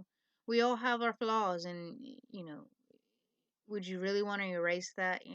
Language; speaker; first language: English; native; English